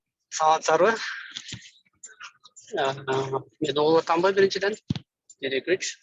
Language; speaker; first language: Kyrgyz; native; Kyrgyz